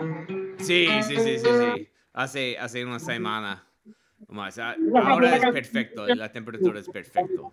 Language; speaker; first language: Spanish; non-native, learner; English